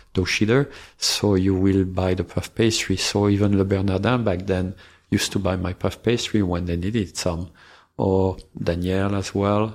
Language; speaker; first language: English; non-native, fluent; French